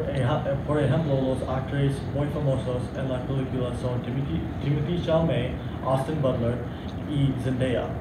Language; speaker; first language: Spanish; non-native, learner; English